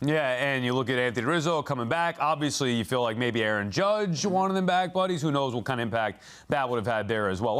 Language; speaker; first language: English; native; English